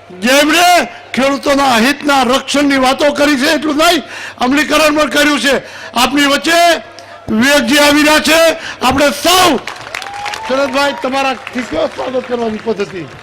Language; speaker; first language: Gujarati; native; Gujarati